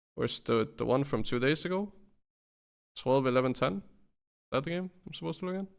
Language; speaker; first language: English; non-native, fluent; Danish